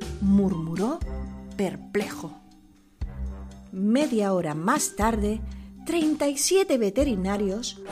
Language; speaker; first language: Spanish; native; Spanish